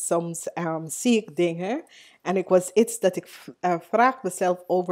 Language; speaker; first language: Dutch; non-native, learner; English